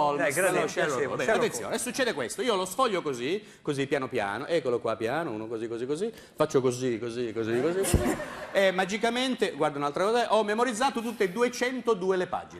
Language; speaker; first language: Italian; native; Italian